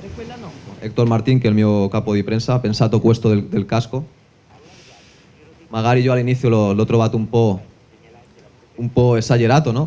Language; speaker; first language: Italian; non-native, fluent; Spanish